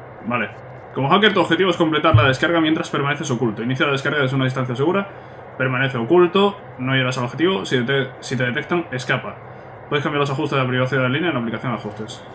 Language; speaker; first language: Spanish; native; Spanish